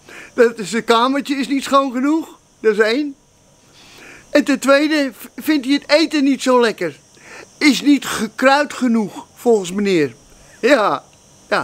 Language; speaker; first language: Dutch; native; Dutch